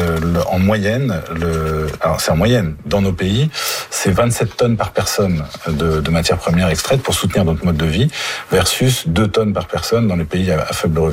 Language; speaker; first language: French; native; French